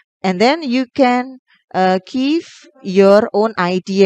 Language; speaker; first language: English; non-native, local second language; Indonesian